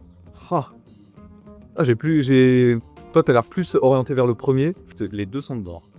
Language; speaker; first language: French; native; French